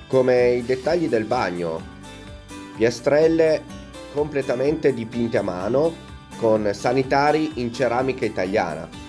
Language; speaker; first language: Italian; native; Italian